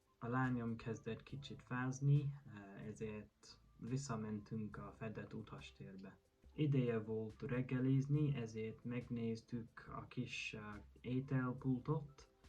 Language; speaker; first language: Hungarian; non-native, learner; English